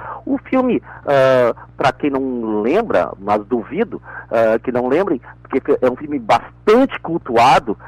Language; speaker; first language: Portuguese; native; Portuguese